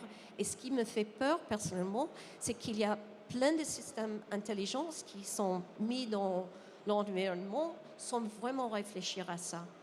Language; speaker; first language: French; non-native, fluent; English